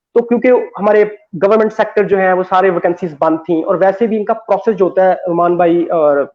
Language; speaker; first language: Hindi; non-native, local second language; Punjabi